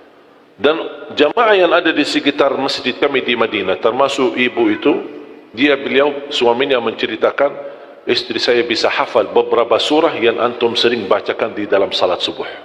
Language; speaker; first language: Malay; non-native, fluent; Arabic